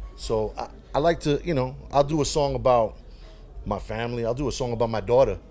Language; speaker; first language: English; native; English